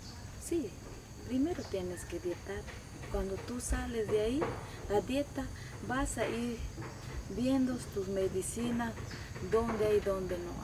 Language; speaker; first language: Spanish; non-native, local second language; Shipibo-Conibo